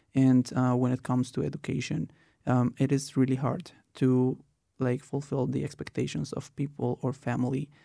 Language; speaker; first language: English; non-native, fluent; Spanish